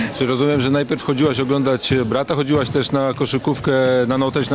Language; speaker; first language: Polish; native; Polish